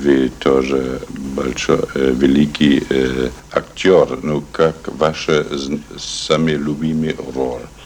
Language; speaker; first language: Russian; non-native, learner; German